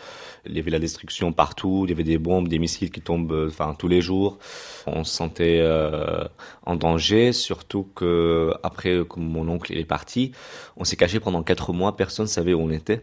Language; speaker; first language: French; non-native, fluent; Arabic